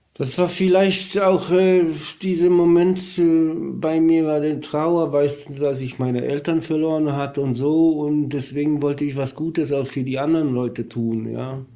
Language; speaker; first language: German; non-native, learner; Polish